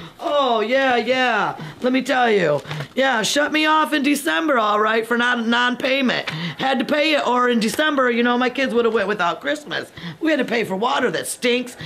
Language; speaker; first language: English; native; English